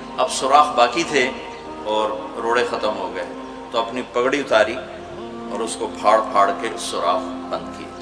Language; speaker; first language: Urdu; non-native, local second language; Punjabi